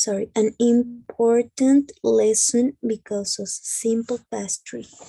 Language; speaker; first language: English; non-native, learner; Spanish